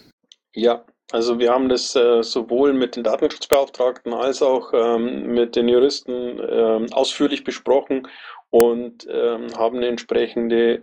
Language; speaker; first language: German; native; German